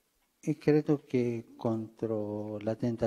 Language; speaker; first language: Italian; early bilingual, heritage; Spanish